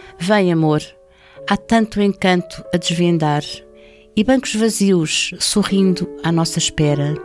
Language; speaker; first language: Portuguese; native; Portuguese